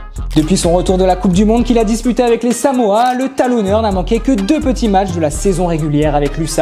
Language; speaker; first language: French; native; French